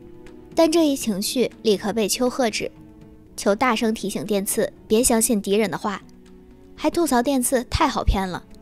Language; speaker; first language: Chinese; native; Chinese